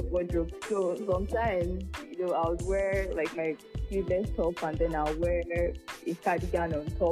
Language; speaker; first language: English; non-native, local second language; Yoruba